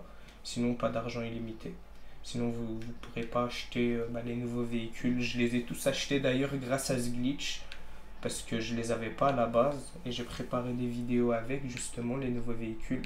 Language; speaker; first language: French; native; French